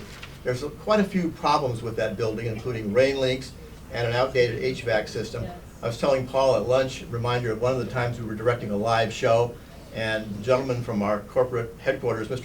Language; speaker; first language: English; native; English